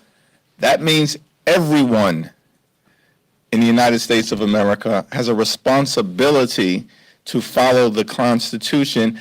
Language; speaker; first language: English; native; English